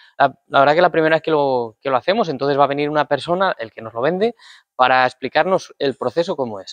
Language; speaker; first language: Spanish; native; Spanish